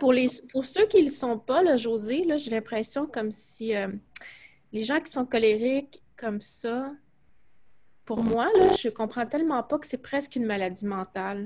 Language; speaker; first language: French; native; French